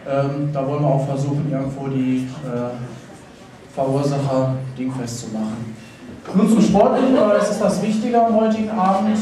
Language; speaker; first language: German; native; German